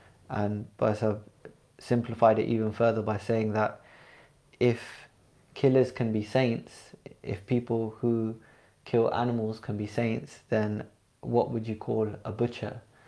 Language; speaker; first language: English; early bilingual, other home language; Punjabi